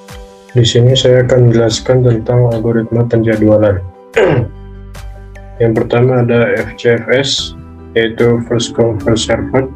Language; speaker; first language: Indonesian; native; Indonesian